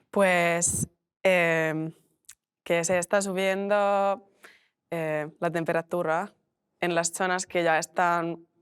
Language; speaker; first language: Spanish; non-native, learner; Finnish